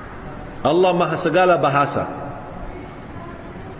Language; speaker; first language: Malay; non-native, fluent; Arabic